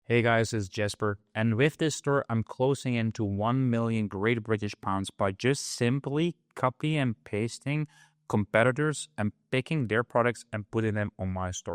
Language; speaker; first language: English; non-native, fluent; Dutch